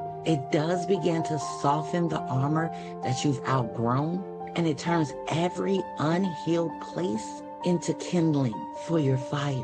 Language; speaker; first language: English; native; English